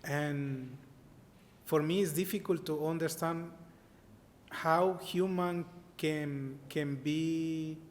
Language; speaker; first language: English; non-native, learner; Spanish